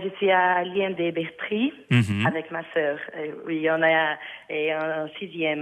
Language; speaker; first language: French; non-native, learner; Portuguese